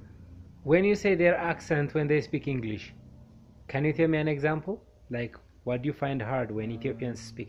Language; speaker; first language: English; non-native, local second language; Amharic